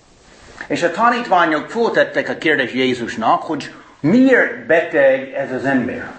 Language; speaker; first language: Hungarian; non-native, fluent; English